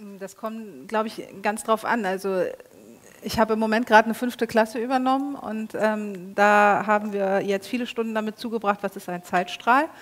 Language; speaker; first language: German; native; German